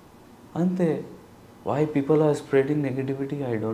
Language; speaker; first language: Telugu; non-native, local second language; Hindi